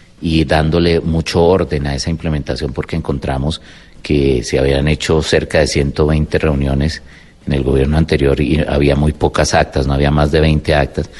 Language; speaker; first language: Spanish; native; Spanish